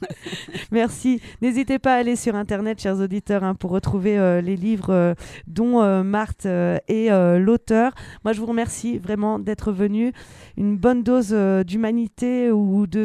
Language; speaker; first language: French; native; French